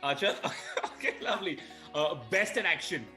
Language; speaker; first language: English; non-native, local second language; Hindi